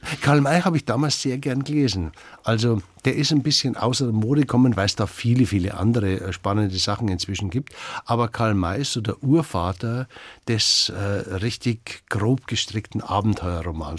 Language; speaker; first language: German; native; German